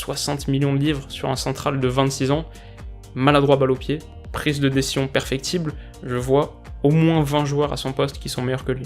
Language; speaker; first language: French; native; French